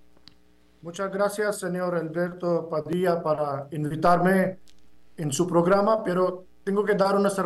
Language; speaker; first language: Spanish; non-native, fluent; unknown